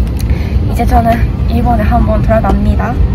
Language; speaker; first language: Korean; non-native, fluent; Japanese